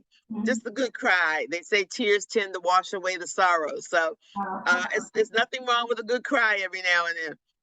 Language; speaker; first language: English; native; English